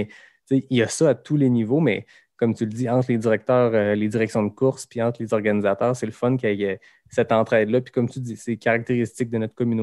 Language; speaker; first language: French; native; French